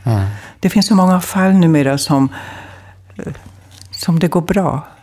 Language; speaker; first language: Swedish; non-native, fluent; German